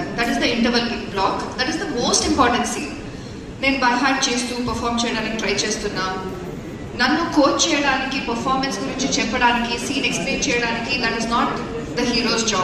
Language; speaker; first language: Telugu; non-native, fluent; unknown